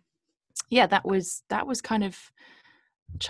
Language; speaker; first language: English; native; English